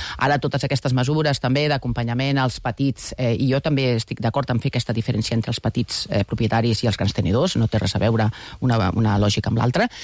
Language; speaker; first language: Catalan; native; Catalan